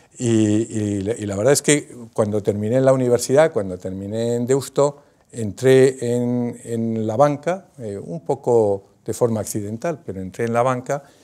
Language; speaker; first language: Spanish; native; Spanish